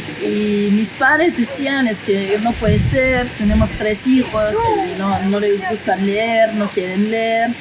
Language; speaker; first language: Spanish; non-native, fluent; French